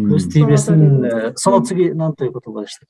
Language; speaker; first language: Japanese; non-native, fluent; Kyrgyz